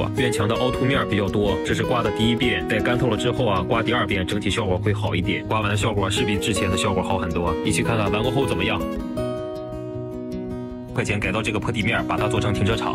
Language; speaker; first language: Chinese; native; Chinese